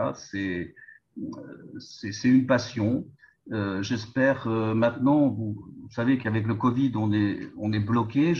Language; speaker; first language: French; native; French